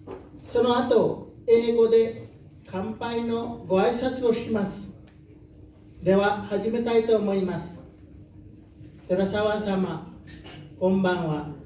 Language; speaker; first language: Japanese; non-native, learner; Samoan